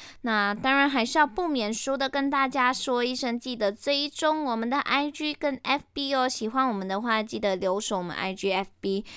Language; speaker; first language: Chinese; native; Chinese